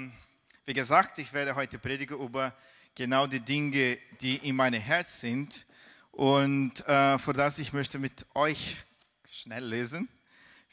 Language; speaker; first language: German; non-native, fluent; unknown